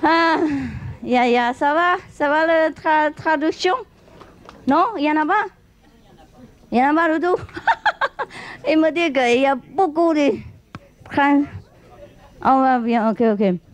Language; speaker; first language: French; non-native, fluent; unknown